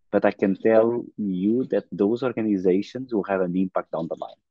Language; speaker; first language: English; non-native, fluent; Portuguese